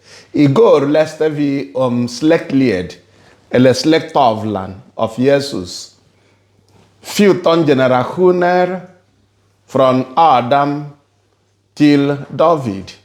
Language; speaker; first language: Swedish; non-native, fluent; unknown